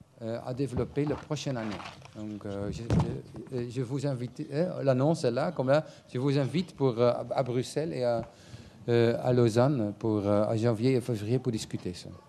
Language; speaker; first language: French; non-native, fluent; Dutch